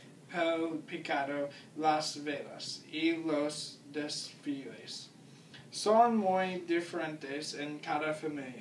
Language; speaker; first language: Spanish; non-native, learner; English